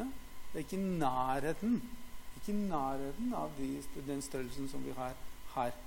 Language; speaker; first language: Norwegian; non-native, fluent; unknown